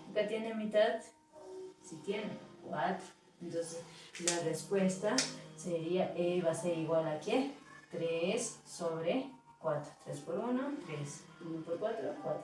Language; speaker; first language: Spanish; native; Spanish